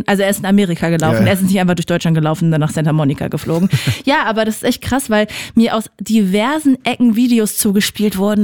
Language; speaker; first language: German; native; German